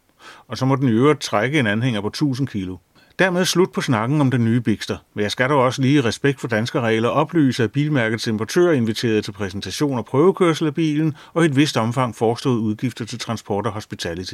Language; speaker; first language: Danish; native; Danish